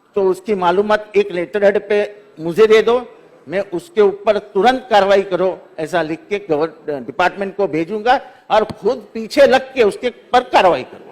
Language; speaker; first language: Hindi; non-native, local second language; Marathi